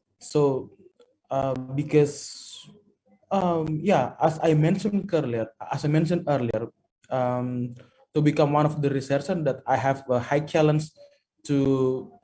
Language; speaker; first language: English; non-native, fluent; Indonesian